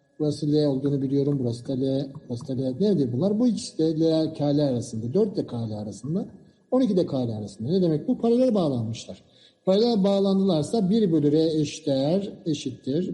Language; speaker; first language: Turkish; native; Turkish